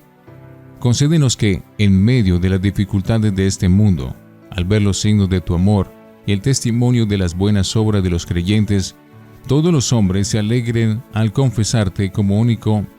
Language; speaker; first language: Spanish; native; Spanish